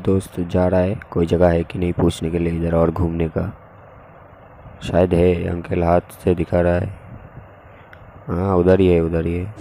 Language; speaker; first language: Hindi; non-native, local second language; Bangla